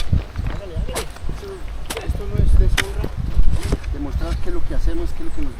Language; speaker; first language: Spanish; native; Spanish